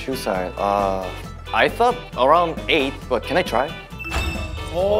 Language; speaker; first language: English; non-native, learner; Korean